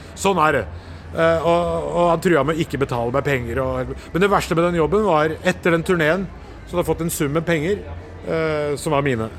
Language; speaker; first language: Norwegian; early bilingual, other home language; Urdu